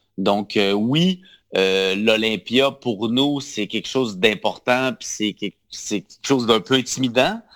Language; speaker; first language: French; native; French